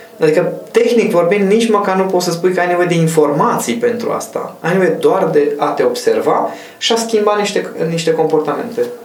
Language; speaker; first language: Romanian; non-native, local second language; Hungarian